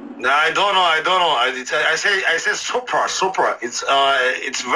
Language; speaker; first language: English; non-native, learner; Serbian